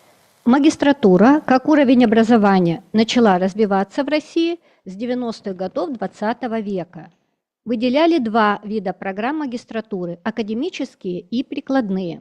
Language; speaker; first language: Russian; native; Russian